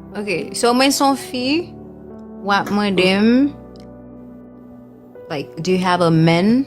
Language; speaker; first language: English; non-native, learner; Haitian Creole